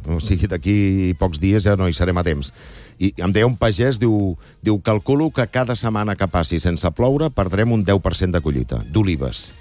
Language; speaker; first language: Catalan; native; Catalan